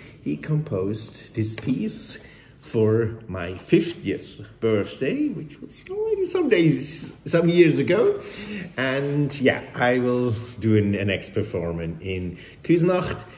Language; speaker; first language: English; non-native, fluent; German